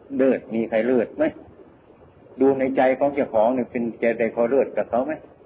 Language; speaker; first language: Thai; non-native, local second language; Northeastern Thai